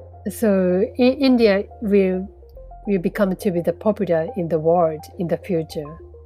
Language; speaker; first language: English; non-native, learner; Japanese